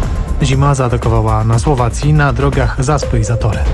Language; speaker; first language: Polish; native; Polish